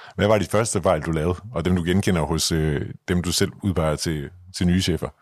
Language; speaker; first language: Danish; native; Danish